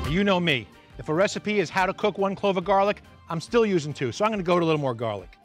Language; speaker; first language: English; native; English